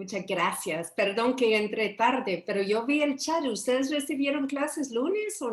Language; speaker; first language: Spanish; early bilingual, heritage; English